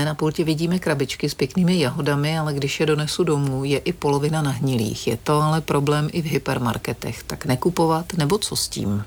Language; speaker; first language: Czech; native; Czech